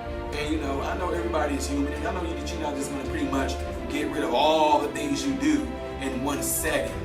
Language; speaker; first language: English; native; English